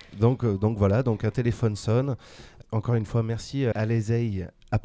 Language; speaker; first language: French; native; French